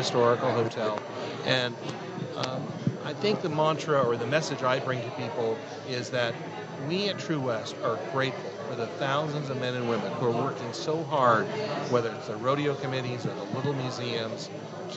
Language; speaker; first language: English; native; English